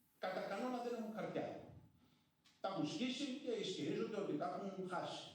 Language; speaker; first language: Greek; native; Greek